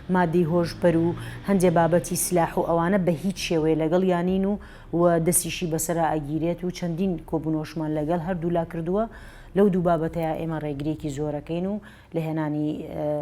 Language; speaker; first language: Central Kurdish; non-native, local second language; Gurani